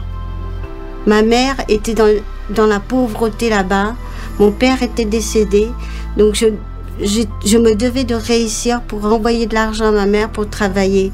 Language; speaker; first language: French; non-native, local second language; Morisyen